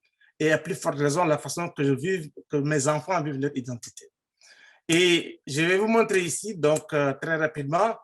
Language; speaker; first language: French; non-native, local second language; Fula